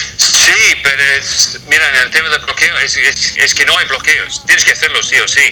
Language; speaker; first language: Spanish; non-native, fluent; English